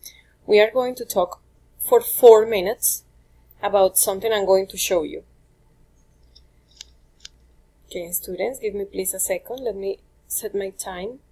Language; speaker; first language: English; non-native, fluent; Spanish